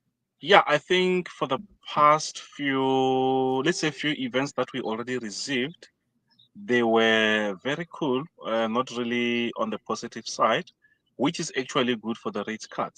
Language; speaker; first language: English; non-native, fluent; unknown